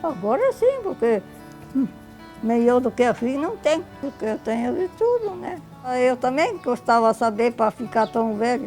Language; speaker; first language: Portuguese; non-native, local second language; German